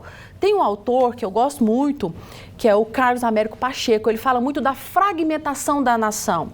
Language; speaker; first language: Portuguese; native; Portuguese